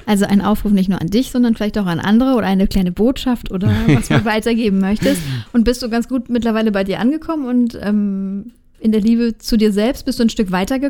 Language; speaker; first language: German; native; German